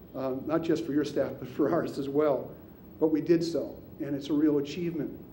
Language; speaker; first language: English; native; English